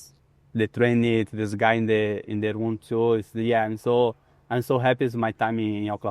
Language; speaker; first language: English; non-native, learner; Portuguese